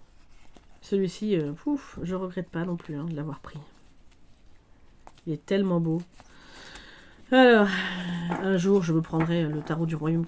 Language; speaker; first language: French; native; French